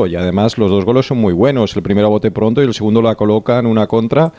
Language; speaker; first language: Spanish; native; Spanish